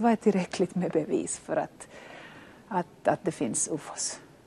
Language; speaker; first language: Swedish; native; Swedish